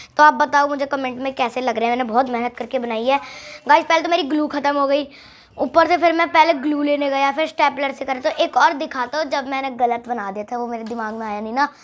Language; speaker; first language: Hindi; native; Hindi